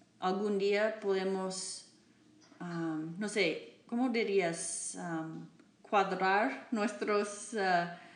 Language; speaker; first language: Spanish; non-native, learner; English